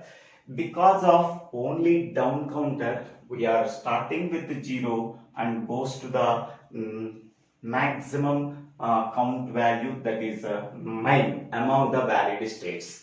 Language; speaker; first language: English; non-native, local second language; Telugu